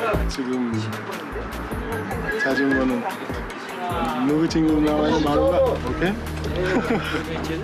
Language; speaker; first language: Korean; non-native, learner; Uzbek